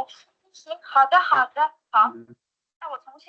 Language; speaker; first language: Chinese; native; Chinese